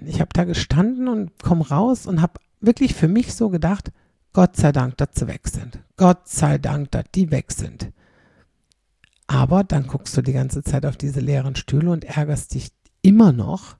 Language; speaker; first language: German; native; German